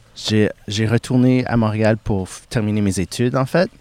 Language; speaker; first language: French; non-native, local second language; English